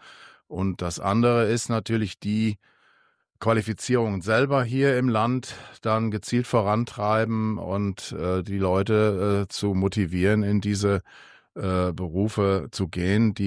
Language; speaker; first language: German; native; German